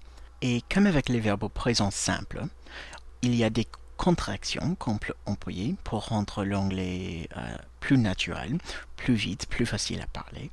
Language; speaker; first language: French; non-native, fluent; English